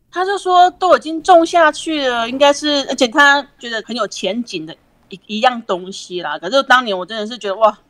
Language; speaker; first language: Chinese; native; Chinese